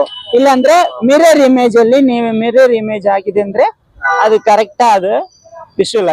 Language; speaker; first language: Kannada; non-native, local second language; Tamil